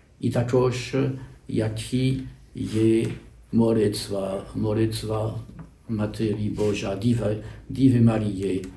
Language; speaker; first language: Polish; non-native, learner; French